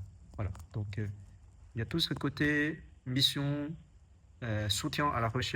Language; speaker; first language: French; non-native, fluent; Chinese